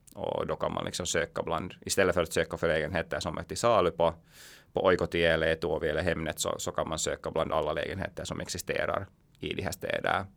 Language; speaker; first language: Swedish; native; Swedish